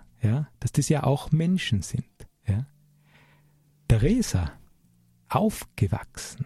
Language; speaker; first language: German; native; German